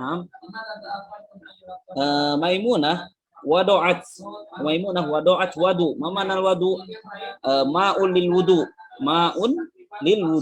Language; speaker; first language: Arabic; non-native, fluent; Indonesian